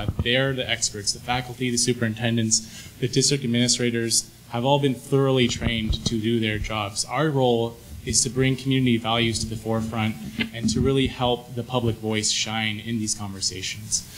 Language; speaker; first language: English; early bilingual, other home language; Spanish